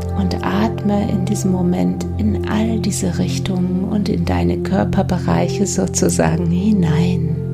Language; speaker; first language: German; native; German